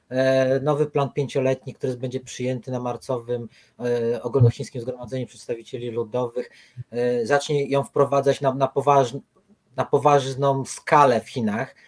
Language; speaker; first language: Polish; native; Polish